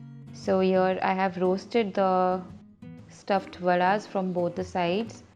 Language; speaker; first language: English; non-native, local second language; Hindi